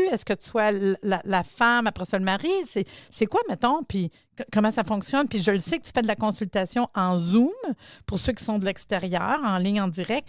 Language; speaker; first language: French; native; French